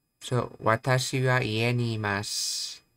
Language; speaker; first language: Japanese; non-native, learner; English